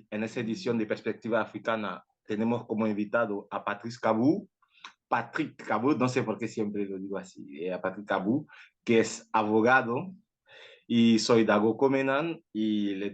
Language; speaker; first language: Spanish; non-native, fluent; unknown